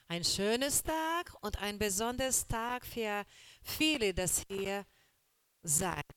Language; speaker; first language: German; non-native, learner; Portuguese